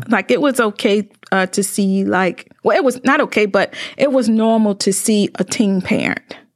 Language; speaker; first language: English; native; English